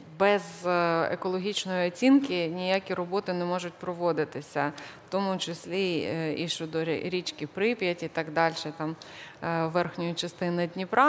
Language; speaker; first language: Ukrainian; native; Ukrainian